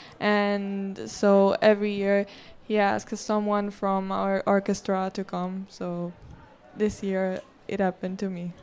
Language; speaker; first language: English; non-native, fluent; Italian